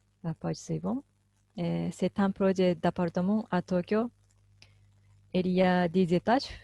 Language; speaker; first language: French; non-native, fluent; Japanese